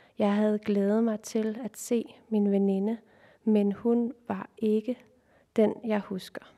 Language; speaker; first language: Danish; native; Danish